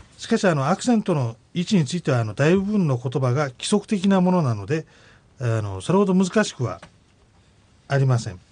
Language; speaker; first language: Japanese; native; Japanese